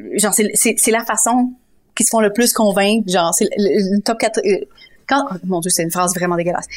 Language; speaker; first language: French; native; French